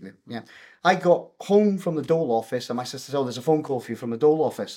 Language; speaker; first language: English; native; English